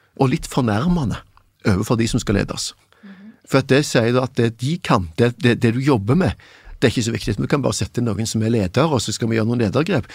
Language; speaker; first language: Norwegian; native; Norwegian